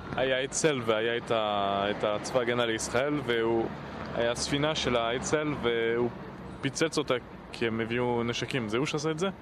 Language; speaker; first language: Hebrew; non-native, fluent; French